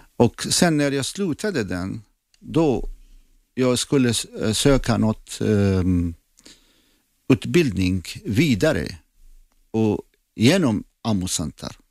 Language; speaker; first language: Swedish; non-native, fluent; Assyrian Neo-Aramaic